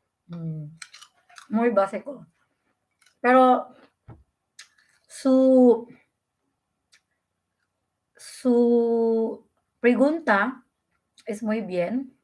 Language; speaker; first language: Spanish; non-native, learner; Filipino